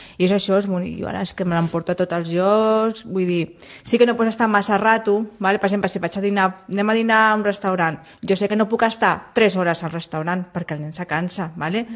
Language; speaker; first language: Catalan; non-native, local second language; Spanish